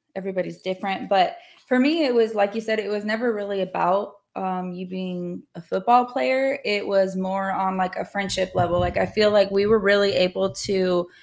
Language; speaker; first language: English; native; English